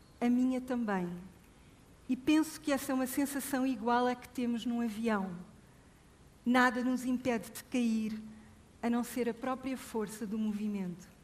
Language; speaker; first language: Portuguese; native; Portuguese